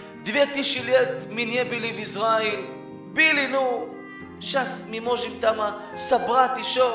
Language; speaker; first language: Russian; early bilingual, heritage; Russian